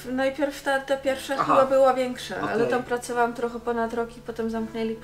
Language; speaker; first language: Polish; non-native, fluent; Dutch